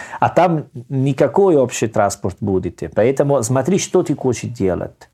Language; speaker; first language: Russian; non-native, learner; Italian